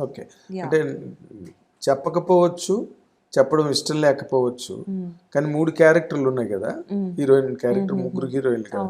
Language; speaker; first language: Telugu; native; Telugu